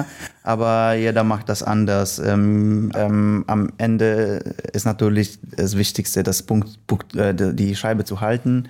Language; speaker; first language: German; non-native, learner; Polish